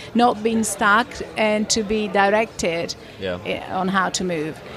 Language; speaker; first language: English; non-native, fluent; Italian